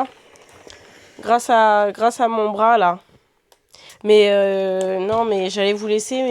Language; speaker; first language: French; native; French